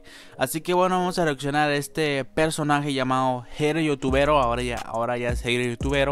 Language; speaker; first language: Spanish; native; Spanish